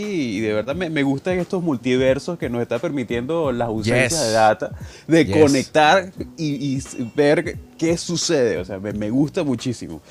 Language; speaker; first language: Spanish; native; Spanish